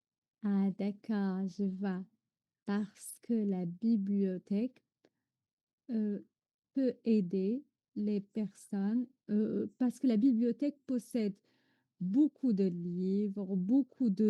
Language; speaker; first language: French; non-native, fluent; Arabic